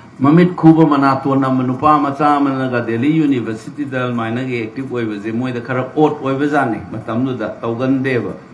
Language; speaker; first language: Manipuri; native; Manipuri